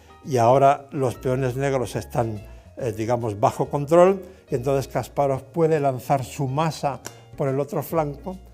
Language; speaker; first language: Spanish; native; Spanish